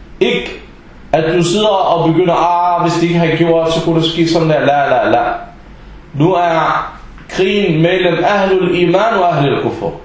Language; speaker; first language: Danish; early bilingual, other home language; Arabic